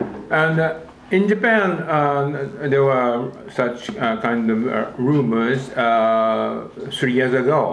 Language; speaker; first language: English; non-native, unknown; Japanese